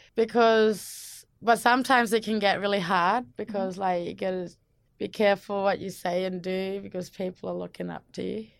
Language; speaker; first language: English; non-native, local second language; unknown